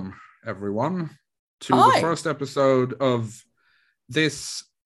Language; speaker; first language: English; non-native, fluent; Swedish